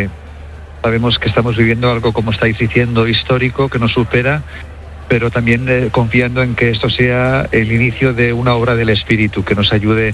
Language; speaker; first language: Spanish; native; Spanish